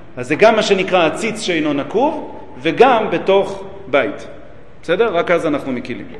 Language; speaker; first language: Hebrew; native; Hebrew